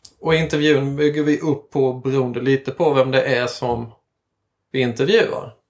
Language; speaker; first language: Swedish; native; Swedish